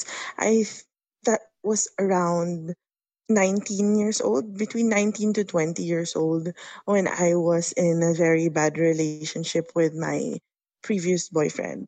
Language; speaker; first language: English; non-native, local second language; Filipino